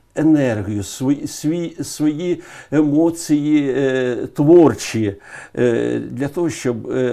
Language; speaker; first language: Ukrainian; native; Ukrainian